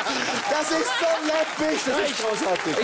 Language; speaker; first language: German; native; German